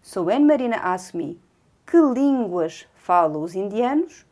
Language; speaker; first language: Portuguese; non-native, fluent; Konkani